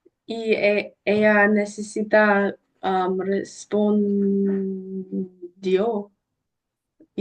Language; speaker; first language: Spanish; non-native, learner; English